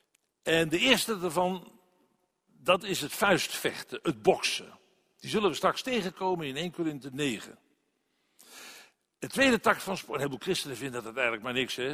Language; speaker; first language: Dutch; native; Dutch